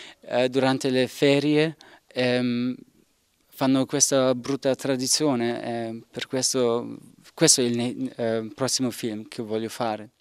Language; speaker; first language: Italian; non-native, learner; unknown